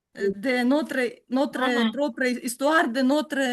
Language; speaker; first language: French; non-native, learner; Ukrainian